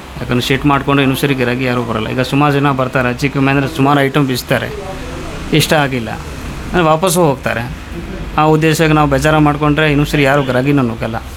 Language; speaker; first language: Kannada; non-native, fluent; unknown